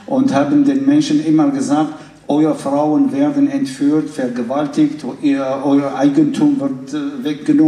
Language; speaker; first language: German; non-native, fluent; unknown